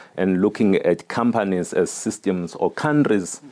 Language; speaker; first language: English; non-native, local second language; Xhosa